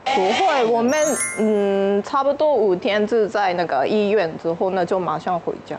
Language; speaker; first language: Chinese; non-native, fluent; Japanese